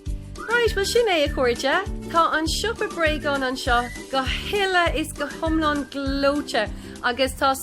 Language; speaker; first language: Irish; native; Irish